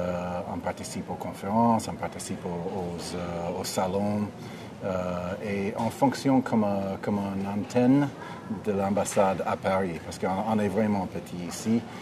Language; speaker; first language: French; non-native, fluent; English